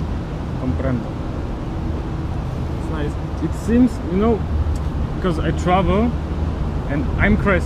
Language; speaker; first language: English; non-native, learner; Polish